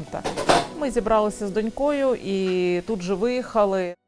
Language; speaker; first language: Ukrainian; native; Ukrainian